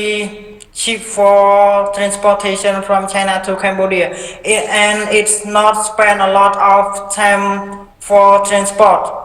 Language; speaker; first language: English; non-native, learner; Khmer